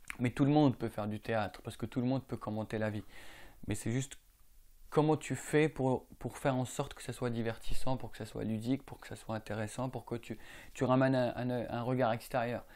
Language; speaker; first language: French; non-native, local second language; Arabic